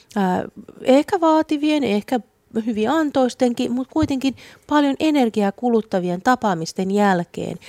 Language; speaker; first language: Finnish; native; Finnish